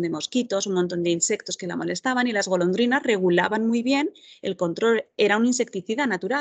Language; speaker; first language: Spanish; native; Spanish